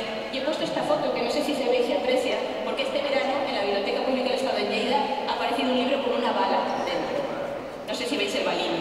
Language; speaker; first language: Spanish; native; Spanish